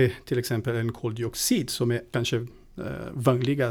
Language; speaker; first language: Swedish; non-native, fluent; Portuguese